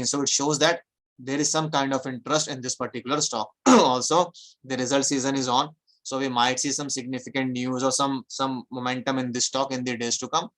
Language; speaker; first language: English; non-native, local second language; Hindi